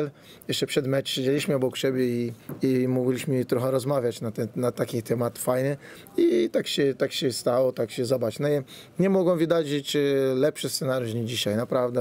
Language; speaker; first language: Polish; non-native, fluent; Portuguese